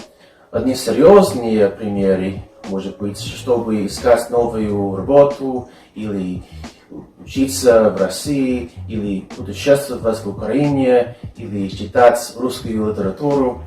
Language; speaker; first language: Russian; non-native, fluent; English